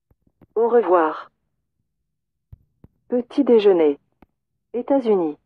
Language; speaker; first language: French; non-native, learner; English